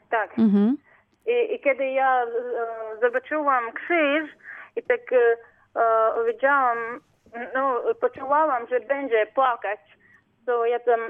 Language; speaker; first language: Polish; non-native, learner; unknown